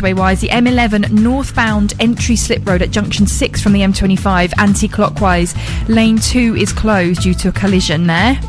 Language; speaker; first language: English; native; English